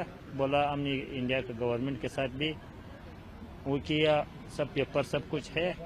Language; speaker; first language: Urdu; non-native, fluent; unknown